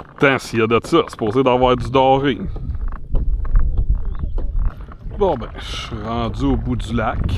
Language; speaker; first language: French; native; French